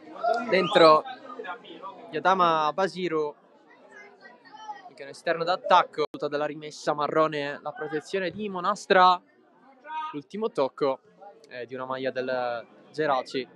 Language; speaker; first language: Italian; native; Italian